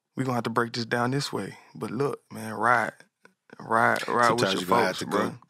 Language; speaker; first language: English; native; English